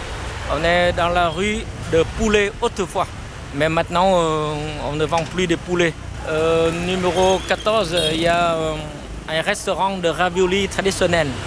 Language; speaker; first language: French; non-native, fluent; Vietnamese